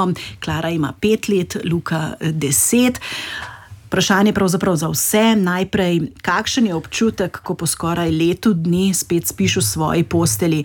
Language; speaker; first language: Slovenian; native; Slovenian